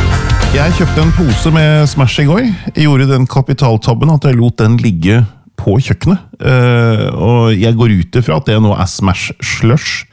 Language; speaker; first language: Norwegian; native; Norwegian